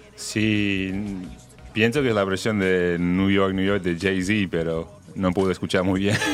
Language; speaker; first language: Spanish; early bilingual, heritage; Spanish